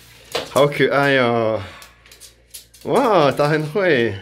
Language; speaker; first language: Chinese; non-native, fluent; French